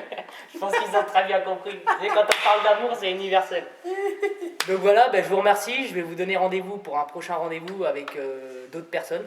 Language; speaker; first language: French; native; French